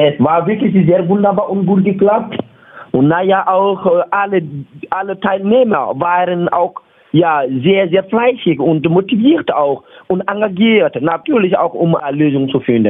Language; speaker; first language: German; non-native, fluent; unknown